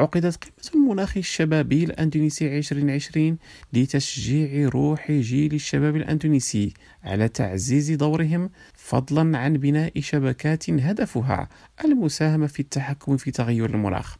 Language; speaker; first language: Arabic; non-native, fluent; Indonesian